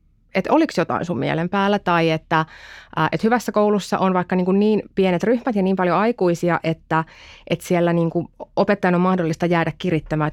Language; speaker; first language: Finnish; native; Finnish